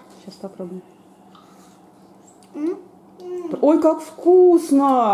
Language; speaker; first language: Russian; native; Russian